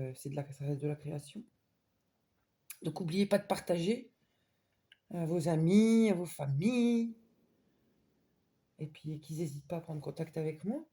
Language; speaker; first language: French; native; French